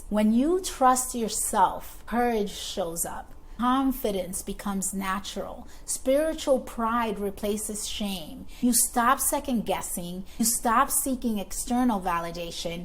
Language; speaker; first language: English; native; English